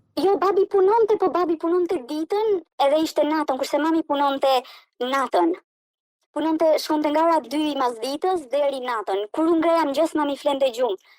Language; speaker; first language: Albanian; native; Albanian